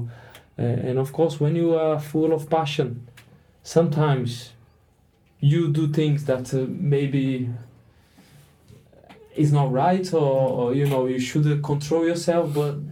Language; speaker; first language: English; non-native, fluent; Portuguese